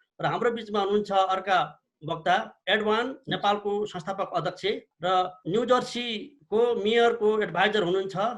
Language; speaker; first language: Nepali; native; Nepali